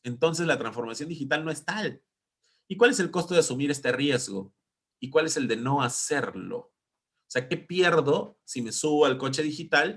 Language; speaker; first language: Spanish; native; Spanish